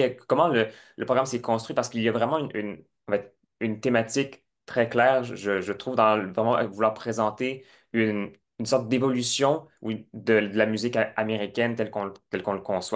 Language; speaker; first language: French; native; French